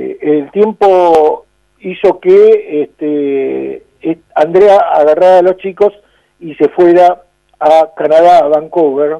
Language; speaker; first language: Spanish; native; Spanish